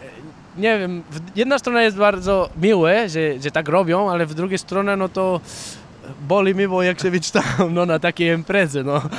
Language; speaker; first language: Polish; non-native, fluent; Catalan